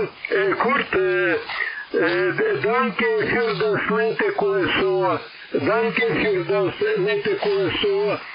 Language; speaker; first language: German; non-native, learner; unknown